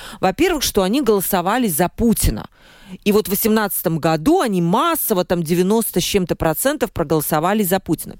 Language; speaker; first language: Russian; native; Russian